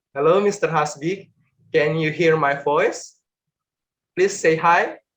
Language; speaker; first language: English; non-native, learner; Indonesian